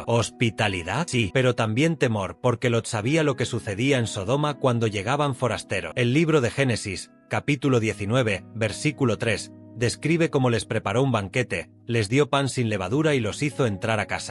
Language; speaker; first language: Spanish; native; Spanish